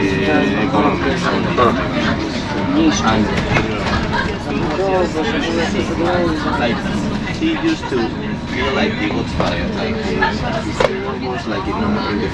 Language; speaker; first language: English; non-native, fluent; Spanish